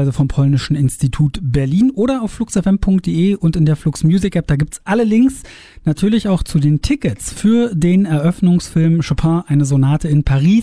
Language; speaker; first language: German; native; German